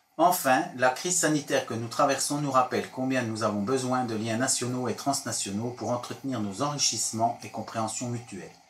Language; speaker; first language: French; native; French